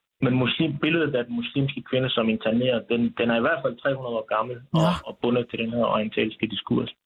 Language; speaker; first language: Danish; early bilingual, other home language; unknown